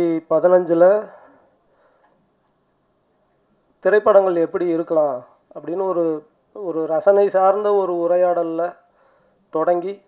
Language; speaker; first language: Tamil; native; Tamil